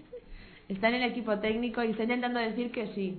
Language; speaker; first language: Spanish; native; Spanish